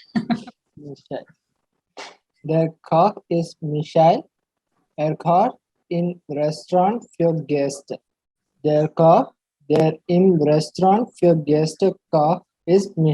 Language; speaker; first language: German; non-native, learner; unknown